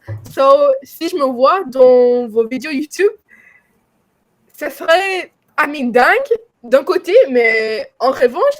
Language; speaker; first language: French; non-native, fluent; English